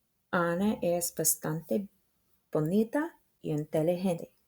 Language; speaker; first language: Spanish; non-native, fluent; English